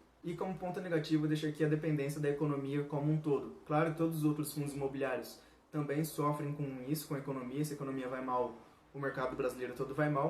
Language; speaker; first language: Portuguese; native; Portuguese